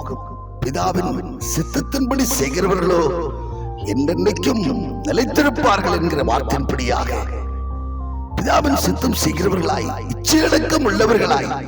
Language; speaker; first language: Tamil; native; Tamil